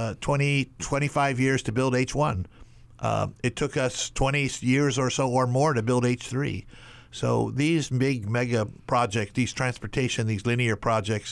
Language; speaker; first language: English; native; English